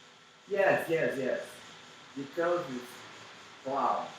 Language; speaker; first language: English; non-native, learner; Portuguese